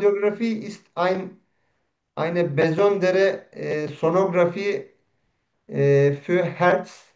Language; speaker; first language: German; non-native, learner; Turkish